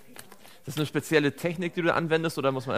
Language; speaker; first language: German; native; German